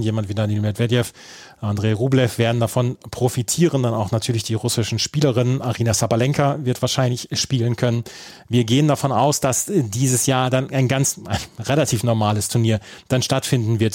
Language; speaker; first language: German; native; German